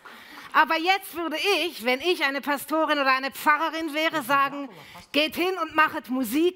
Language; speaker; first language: German; native; German